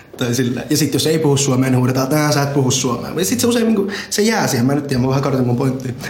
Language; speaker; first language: Finnish; early bilingual, other home language; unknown